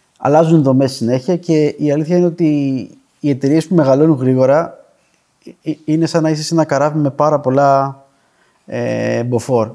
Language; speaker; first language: Greek; native; Greek